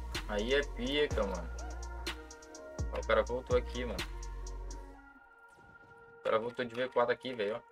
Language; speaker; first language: Portuguese; native; Portuguese